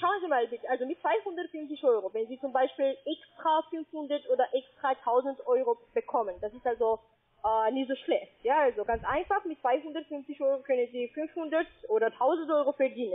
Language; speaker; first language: German; non-native, learner; Spanish